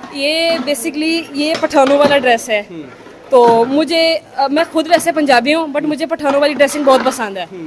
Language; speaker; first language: Urdu; non-native, local second language; Punjabi